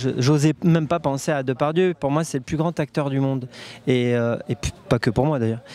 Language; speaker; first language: French; native; French